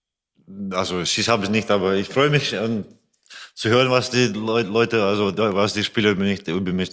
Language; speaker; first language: German; non-native, fluent; Latvian